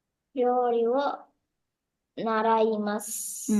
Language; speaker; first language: Japanese; non-native, learner; Indonesian